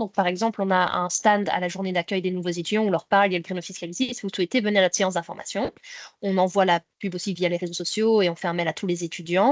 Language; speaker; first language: French; native; French